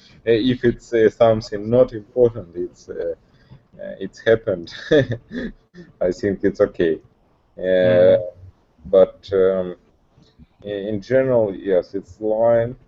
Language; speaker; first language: English; non-native, learner; Russian